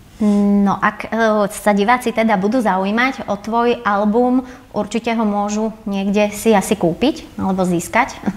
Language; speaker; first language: Slovak; native; Slovak